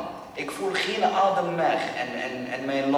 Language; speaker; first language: Dutch; non-native, learner; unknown